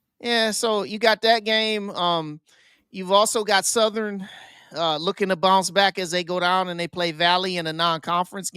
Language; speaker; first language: English; native; English